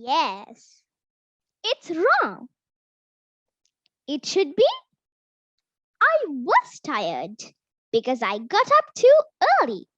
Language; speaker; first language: English; non-native, local second language; Sinhala